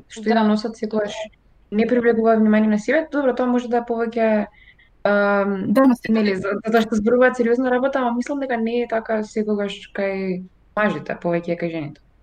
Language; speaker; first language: Macedonian; native; Macedonian